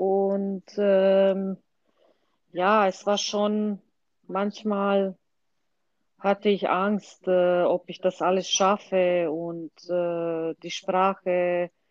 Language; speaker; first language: German; non-native, fluent; Croatian